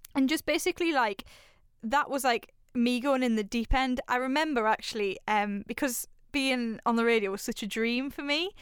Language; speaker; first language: English; native; English